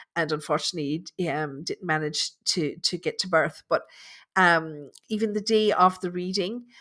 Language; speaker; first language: English; native; English